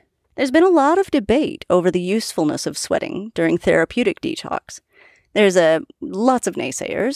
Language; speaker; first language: English; native; English